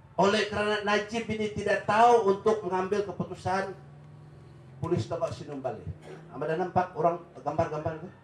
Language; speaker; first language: Malay; non-native, local second language; Central Dusun